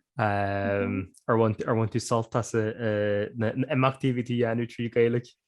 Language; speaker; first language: Irish; native; Irish